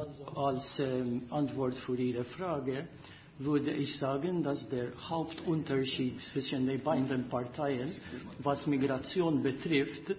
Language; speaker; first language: German; non-native, fluent; Maltese